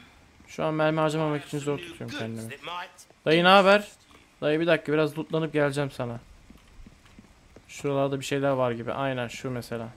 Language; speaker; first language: Turkish; native; Turkish